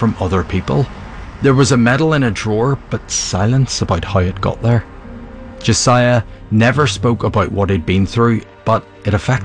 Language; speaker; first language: English; native; English